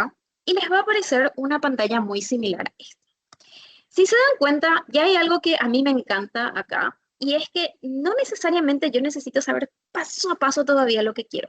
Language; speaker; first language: Spanish; native; Spanish